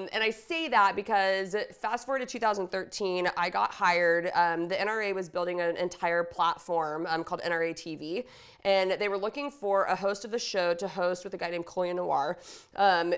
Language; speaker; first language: English; native; English